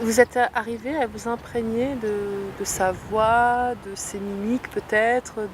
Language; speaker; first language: French; native; French